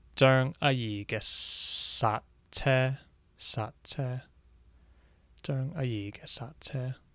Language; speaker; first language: Cantonese; non-native, learner; English